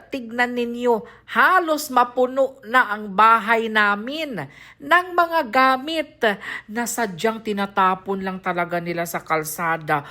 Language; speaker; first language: Filipino; non-native, local second language; Cebuano